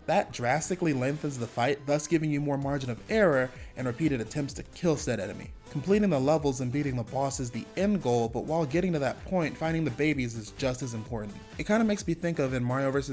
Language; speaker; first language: English; native; English